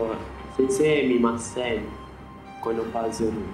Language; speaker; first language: Japanese; non-native, learner; Malay